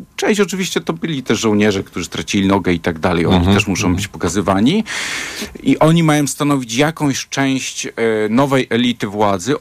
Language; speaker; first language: Polish; native; Polish